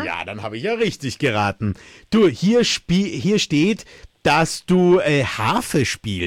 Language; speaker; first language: German; native; German